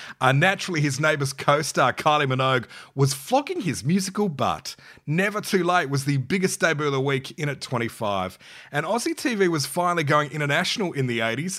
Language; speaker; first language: English; native; English